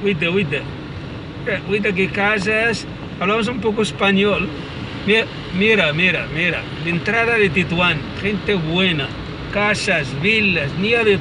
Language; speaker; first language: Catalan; non-native, learner; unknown